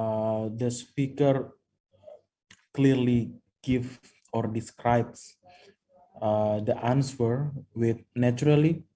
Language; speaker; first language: English; non-native, fluent; Indonesian